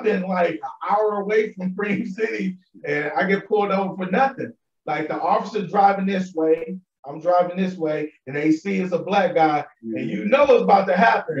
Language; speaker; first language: English; native; English